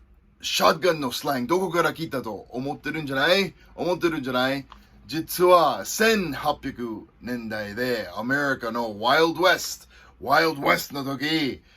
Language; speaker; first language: Japanese; non-native, fluent; English